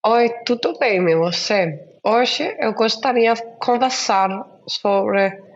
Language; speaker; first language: Portuguese; non-native, learner; Danish